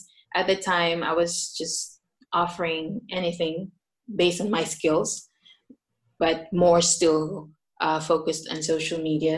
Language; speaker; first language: English; non-native, local second language; Filipino